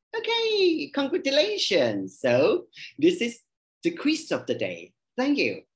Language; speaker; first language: English; non-native, fluent; Thai